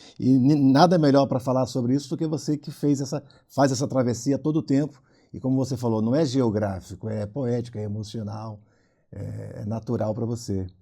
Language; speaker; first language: Portuguese; native; Portuguese